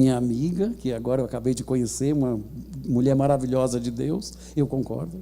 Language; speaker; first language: Portuguese; native; Portuguese